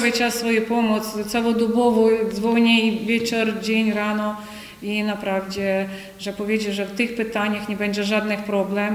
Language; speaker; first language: Polish; non-native, fluent; Ukrainian